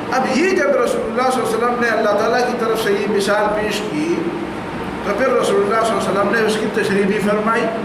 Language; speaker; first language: Urdu; non-native, local second language; Pashto